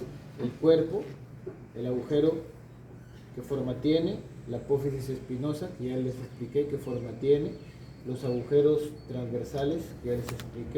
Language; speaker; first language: Spanish; native; Spanish